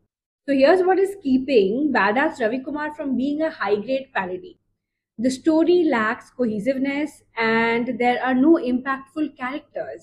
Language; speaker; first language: English; non-native, local second language; Hindi